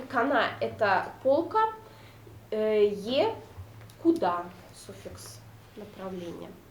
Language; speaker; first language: Russian; non-native, local second language; Udmurt